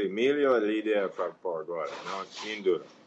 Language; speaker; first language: Portuguese; non-native, fluent; English